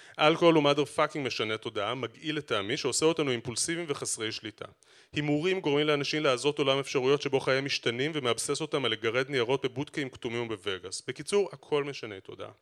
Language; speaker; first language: Hebrew; native; Hebrew